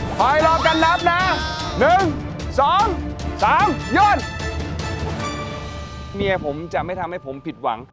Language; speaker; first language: Thai; native; Thai